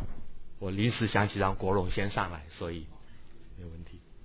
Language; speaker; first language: Chinese; native; Chinese